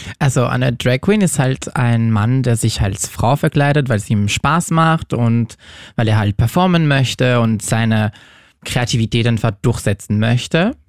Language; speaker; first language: German; non-native, fluent; French